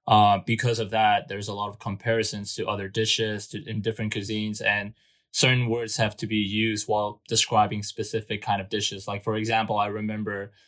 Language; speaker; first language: English; non-native, fluent; Burmese